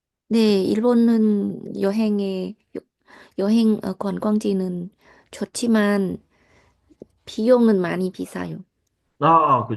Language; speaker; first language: Korean; non-native, learner; Thai